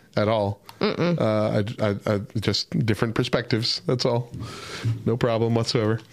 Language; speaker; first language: English; native; English